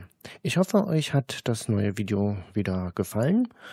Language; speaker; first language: German; native; German